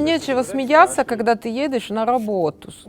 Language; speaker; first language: Russian; non-native, fluent; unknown